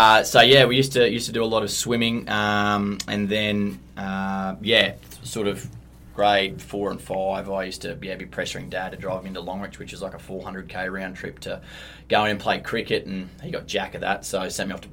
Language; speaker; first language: English; native; English